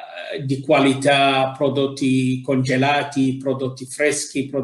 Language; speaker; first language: Italian; non-native, fluent; Arabic